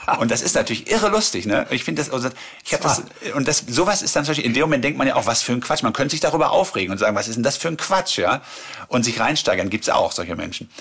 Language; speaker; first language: German; native; German